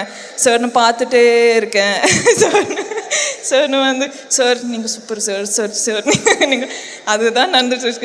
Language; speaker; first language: Tamil; non-native, learner; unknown